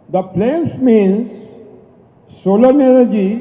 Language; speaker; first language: English; non-native, local second language; Marathi